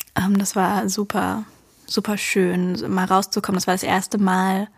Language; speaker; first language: German; native; German